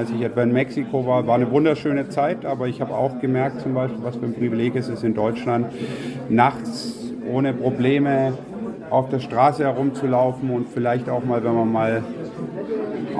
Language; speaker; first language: German; native; German